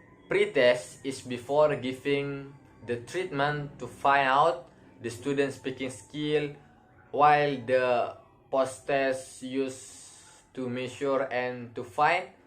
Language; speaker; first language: English; non-native, learner; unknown